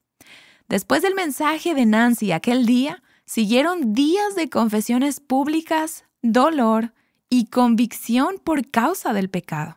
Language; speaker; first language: Spanish; native; Spanish